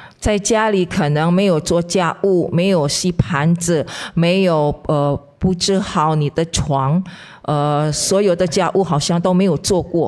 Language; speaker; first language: Chinese; non-native, fluent; Indonesian